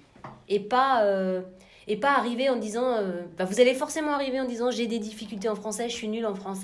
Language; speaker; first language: French; native; French